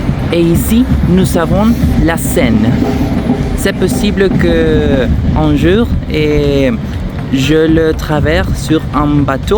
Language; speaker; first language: French; non-native, learner; Spanish